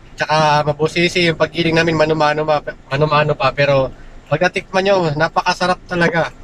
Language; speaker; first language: Filipino; non-native, local second language; Masbatenyo